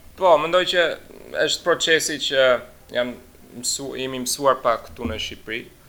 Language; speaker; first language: Albanian; early bilingual, heritage; Albanian